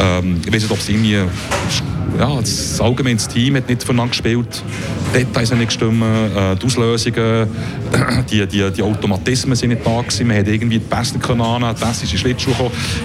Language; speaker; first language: German; native; German